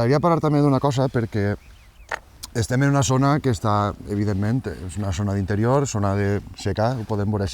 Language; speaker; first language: Catalan; native; Catalan